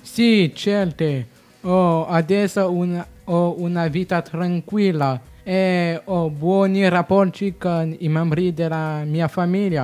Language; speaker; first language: Italian; non-native, learner; French